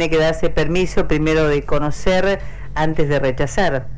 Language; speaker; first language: Spanish; native; Spanish